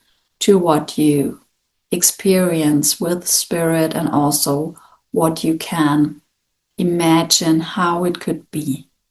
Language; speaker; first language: English; non-native, fluent; German